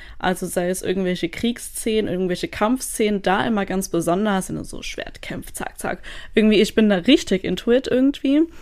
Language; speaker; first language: German; native; German